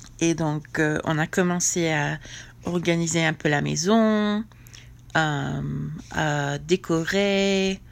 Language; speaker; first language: French; non-native, fluent; English